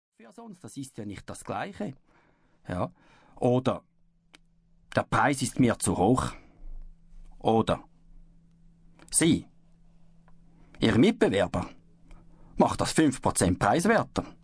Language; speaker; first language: German; native; German